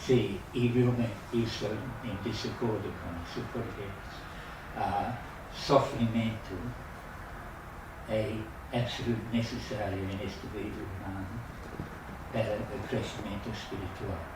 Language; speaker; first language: Portuguese; non-native, fluent; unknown